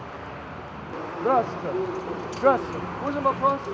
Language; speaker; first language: Russian; non-native, learner; English